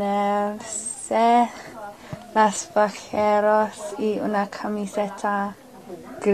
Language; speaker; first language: Spanish; non-native, learner; English